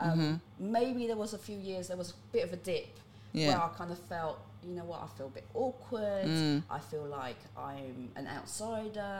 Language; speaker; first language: English; early bilingual, other home language; Cantonese